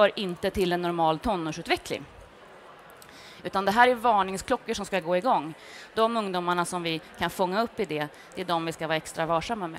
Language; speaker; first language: Swedish; native; Swedish